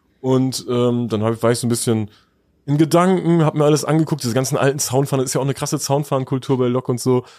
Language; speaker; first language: German; native; German